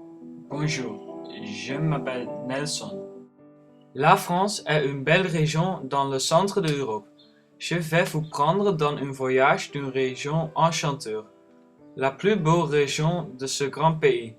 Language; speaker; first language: French; non-native, learner; Dutch